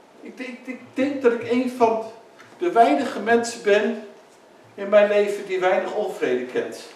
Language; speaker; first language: Dutch; native; Dutch